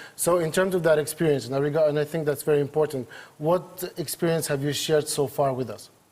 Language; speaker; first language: English; non-native, fluent; Ukrainian